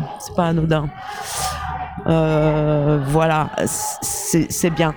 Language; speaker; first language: French; native; French